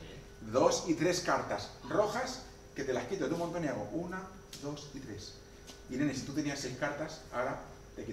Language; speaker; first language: Spanish; native; Spanish